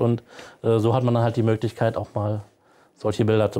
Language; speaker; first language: German; native; German